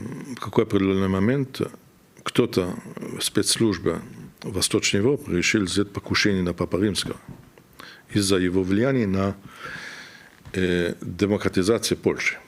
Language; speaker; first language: Russian; non-native, fluent; German